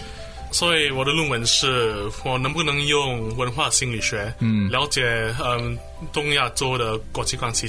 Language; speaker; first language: Chinese; non-native, local second language; English